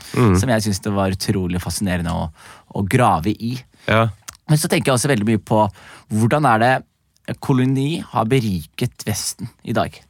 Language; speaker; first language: Norwegian; early bilingual, other home language; Somali